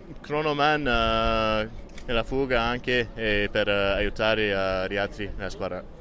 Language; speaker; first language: Italian; non-native, learner; English